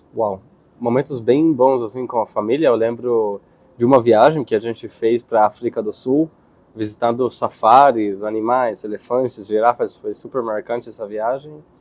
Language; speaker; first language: Portuguese; non-native, fluent; Hebrew